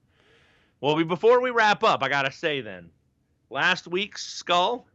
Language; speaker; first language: English; native; English